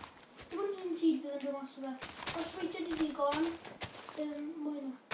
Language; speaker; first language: Welsh; native; Welsh